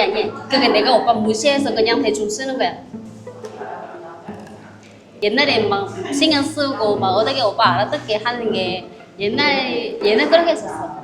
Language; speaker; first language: Korean; non-native, learner; Vietnamese